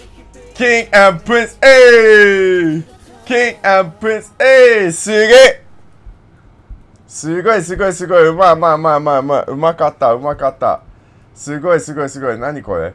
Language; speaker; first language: Japanese; non-native, learner; English